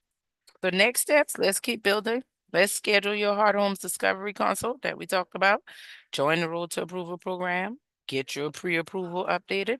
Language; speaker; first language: English; native; English